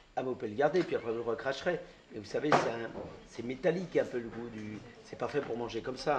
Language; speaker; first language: French; native; French